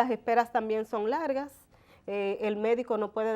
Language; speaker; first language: Spanish; native; Spanish